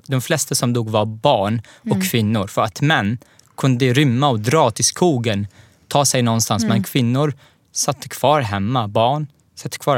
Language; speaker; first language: Swedish; non-native, fluent; Arabic